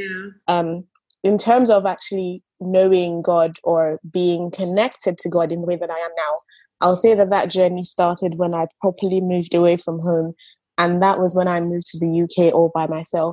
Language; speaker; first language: English; non-native, local second language; Yoruba